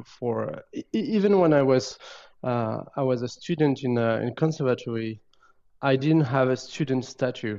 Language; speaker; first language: English; non-native, fluent; French